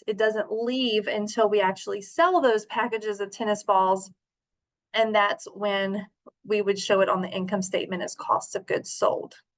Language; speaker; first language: English; native; English